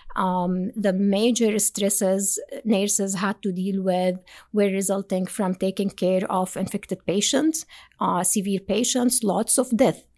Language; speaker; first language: English; non-native, fluent; Arabic